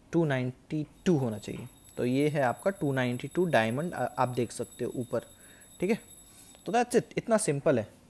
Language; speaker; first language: Hindi; native; Hindi